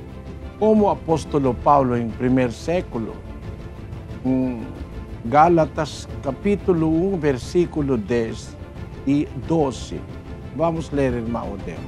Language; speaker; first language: Portuguese; non-native, learner; Filipino